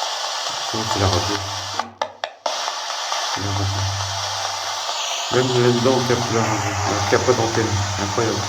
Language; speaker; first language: French; native; French